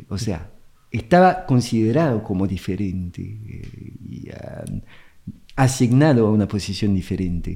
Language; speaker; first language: Spanish; non-native, fluent; French